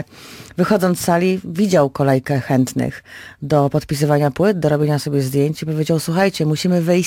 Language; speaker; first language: Polish; native; Polish